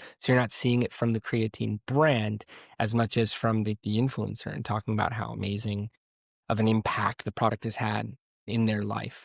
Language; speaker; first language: English; native; English